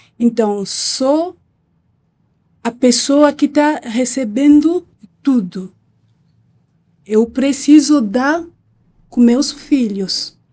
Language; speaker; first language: Portuguese; non-native, learner; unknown